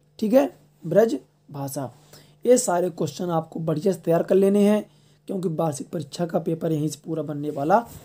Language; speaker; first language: Hindi; native; Hindi